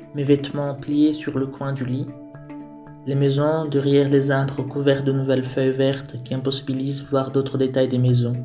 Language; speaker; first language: French; non-native, fluent; Portuguese